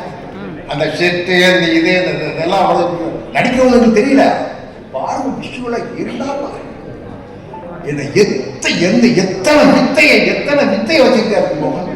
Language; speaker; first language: Tamil; native; Tamil